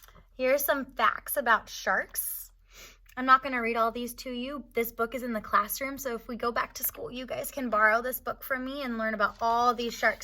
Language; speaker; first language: English; native; English